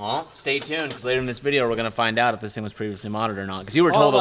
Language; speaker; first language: English; native; English